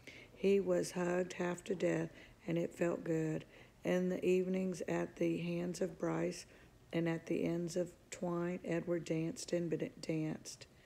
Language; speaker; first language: English; native; English